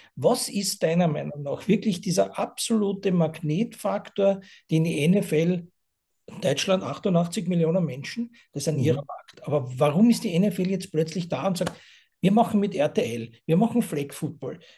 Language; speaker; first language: German; native; German